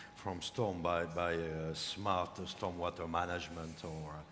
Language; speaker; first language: English; non-native, fluent; French